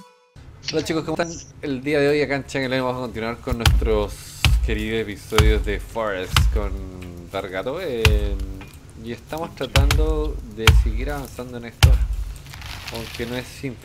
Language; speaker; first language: Spanish; native; Spanish